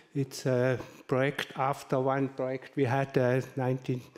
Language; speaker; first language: English; non-native, learner; German